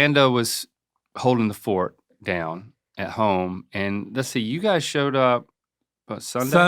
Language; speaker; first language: English; native; English